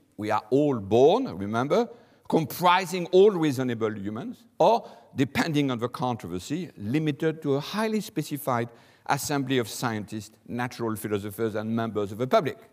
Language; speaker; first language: English; non-native, fluent; French